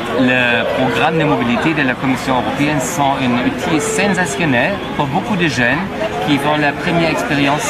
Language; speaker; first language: French; non-native, fluent; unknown